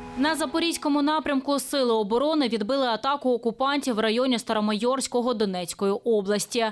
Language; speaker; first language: Ukrainian; native; Ukrainian